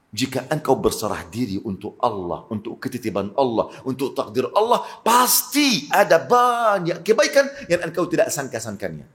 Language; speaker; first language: Malay; non-native, fluent; Arabic